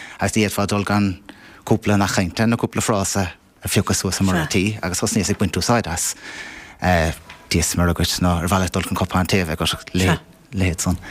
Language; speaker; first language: Irish; non-native, local second language; English